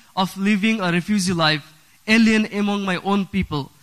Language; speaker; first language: English; non-native, fluent; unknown